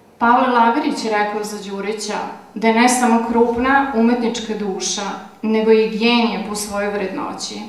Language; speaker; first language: Serbian; native; Serbian